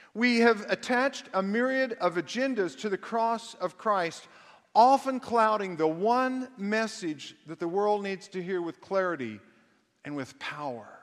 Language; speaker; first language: English; native; English